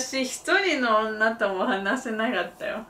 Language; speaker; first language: Japanese; non-native, fluent; Spanish